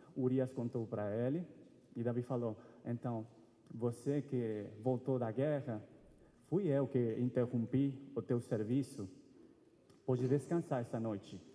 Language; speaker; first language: Portuguese; non-native, fluent; Spanish